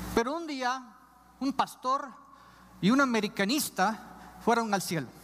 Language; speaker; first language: Spanish; non-native, fluent; English